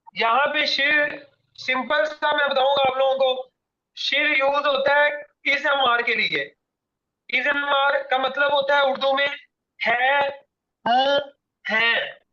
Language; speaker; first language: Urdu; non-native, local second language; Punjabi